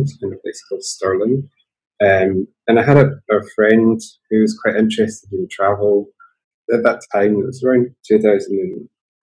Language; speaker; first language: English; native; English